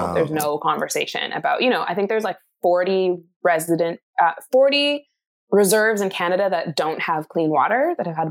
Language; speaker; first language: English; native; English